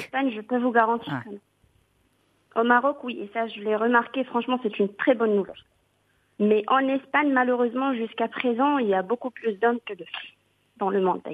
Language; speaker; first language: French; non-native, local second language; Arabic